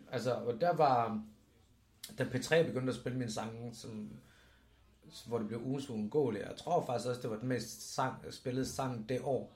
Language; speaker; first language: Danish; native; Danish